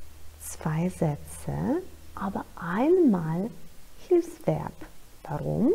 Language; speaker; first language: German; non-native, fluent; Polish